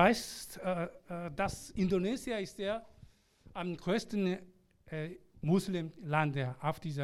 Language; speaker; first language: German; non-native, learner; Korean